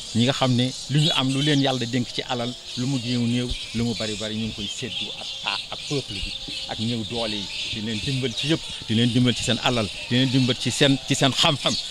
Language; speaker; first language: Wolof; non-native, local second language; Fula